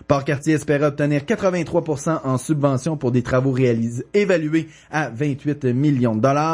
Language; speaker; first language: French; native; French